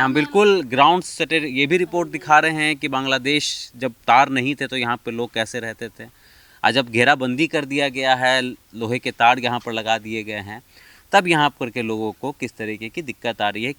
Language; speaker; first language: Hindi; native; Hindi